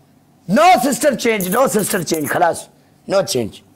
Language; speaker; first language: English; non-native, learner; Punjabi